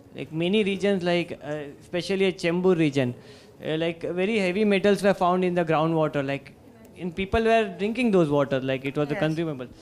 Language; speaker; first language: English; non-native, local second language; Marathi